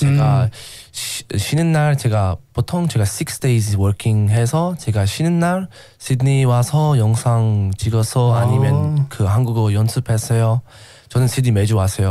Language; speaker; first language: Korean; non-native, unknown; English